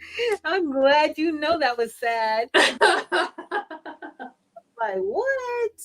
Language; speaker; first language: English; native; English